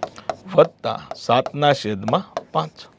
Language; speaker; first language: Gujarati; native; Gujarati